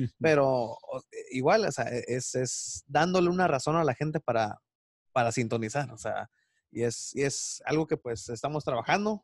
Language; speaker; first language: Spanish; native; Spanish